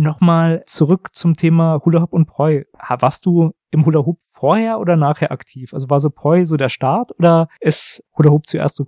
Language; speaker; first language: German; native; German